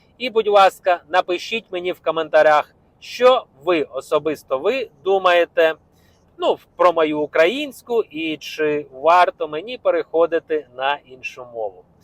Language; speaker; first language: Ukrainian; non-native, local second language; Russian